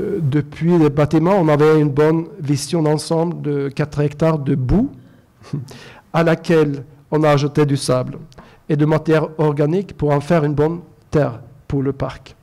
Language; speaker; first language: French; non-native, fluent; Norwegian